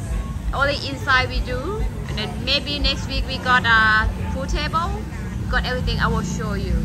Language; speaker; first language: English; non-native, learner; Thai